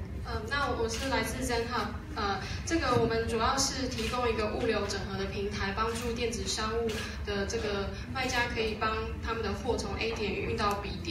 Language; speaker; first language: Chinese; native; Chinese